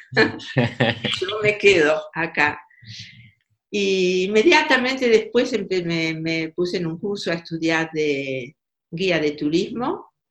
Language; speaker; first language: Spanish; native; Spanish